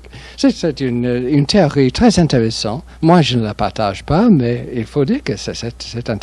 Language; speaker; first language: French; non-native, fluent; English